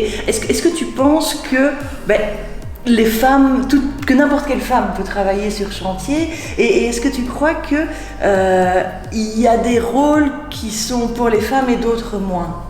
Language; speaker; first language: French; native; French